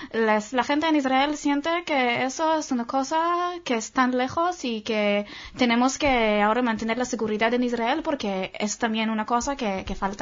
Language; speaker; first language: Spanish; non-native, fluent; Hebrew